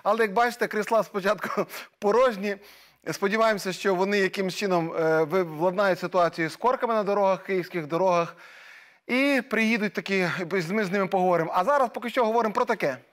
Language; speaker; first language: Ukrainian; native; Ukrainian